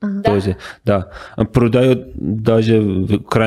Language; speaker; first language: Russian; non-native, learner; Persian